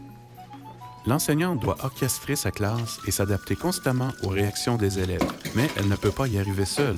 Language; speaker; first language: French; native; French